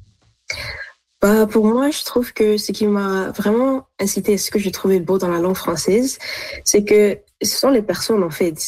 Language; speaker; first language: French; non-native, local second language; Arabic